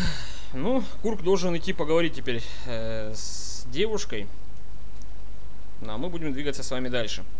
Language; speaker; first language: Russian; native; Russian